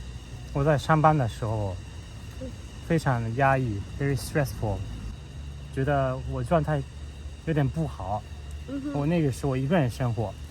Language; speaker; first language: Chinese; non-native, fluent; Japanese